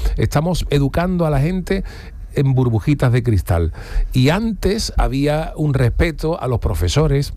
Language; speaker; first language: Spanish; native; Spanish